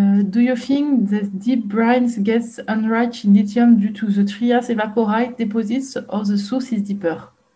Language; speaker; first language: English; non-native, fluent; French